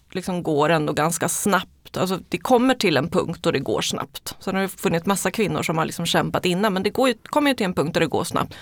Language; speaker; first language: Swedish; early bilingual, other home language; Spanish